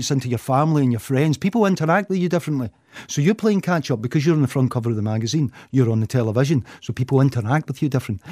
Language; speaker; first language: English; native; English